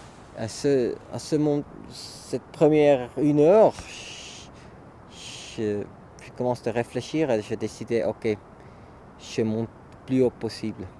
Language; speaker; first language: French; non-native, local second language; German